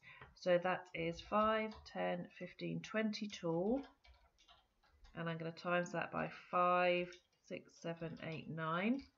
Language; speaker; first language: English; native; English